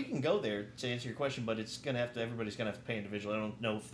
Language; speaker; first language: English; native; English